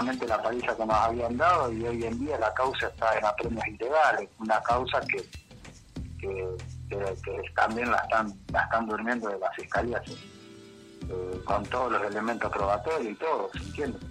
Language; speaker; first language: Spanish; native; Spanish